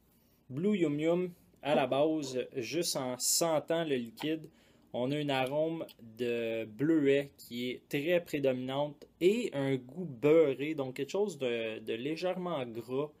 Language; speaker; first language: French; native; French